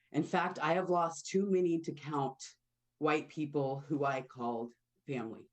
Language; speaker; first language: English; native; English